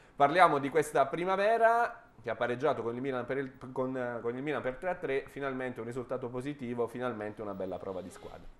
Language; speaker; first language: Italian; native; Italian